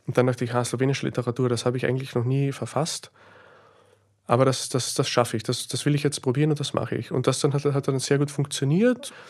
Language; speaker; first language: German; native; German